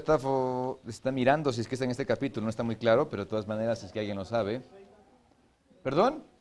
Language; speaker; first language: Spanish; native; Spanish